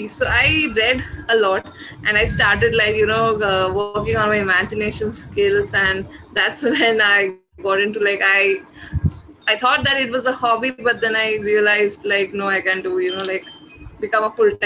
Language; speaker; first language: English; non-native, local second language; Bangla